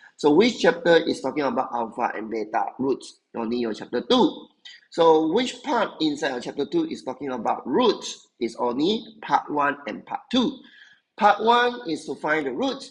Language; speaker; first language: English; non-native, local second language; Chinese